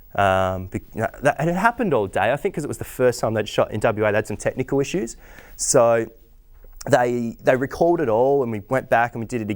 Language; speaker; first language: English; native; English